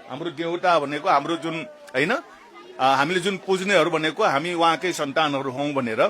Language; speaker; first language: Nepali; non-native, local second language; Newari